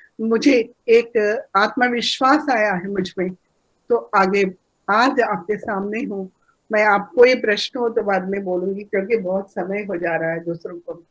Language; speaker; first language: Hindi; non-native, local second language; Telugu